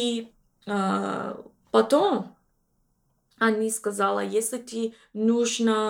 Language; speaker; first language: Russian; non-native, learner; English